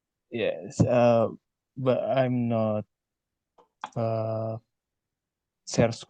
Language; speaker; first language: English; non-native, learner; Indonesian